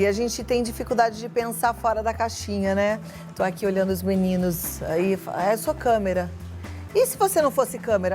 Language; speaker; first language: Portuguese; native; Portuguese